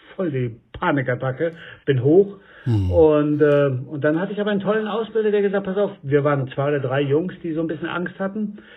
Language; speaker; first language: German; native; German